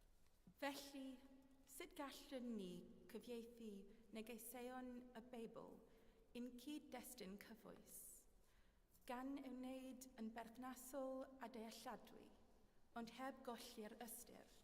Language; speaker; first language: Welsh; non-native, fluent; English